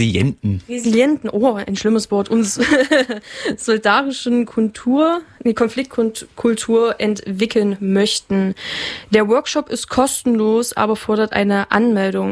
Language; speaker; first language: German; native; German